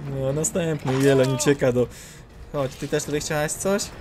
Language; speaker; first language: Polish; native; Polish